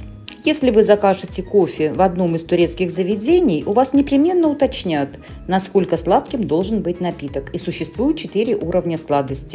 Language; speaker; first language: Russian; native; Russian